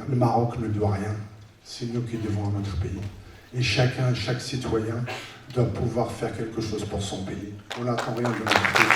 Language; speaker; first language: French; early bilingual, other home language; Tachelhit